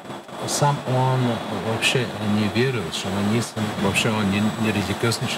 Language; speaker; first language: Russian; non-native, fluent; Mongolian